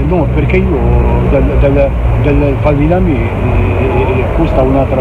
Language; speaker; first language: Italian; non-native, fluent; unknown